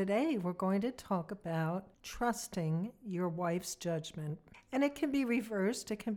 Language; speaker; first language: English; native; English